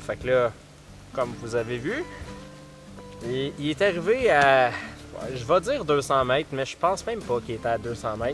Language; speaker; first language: French; native; French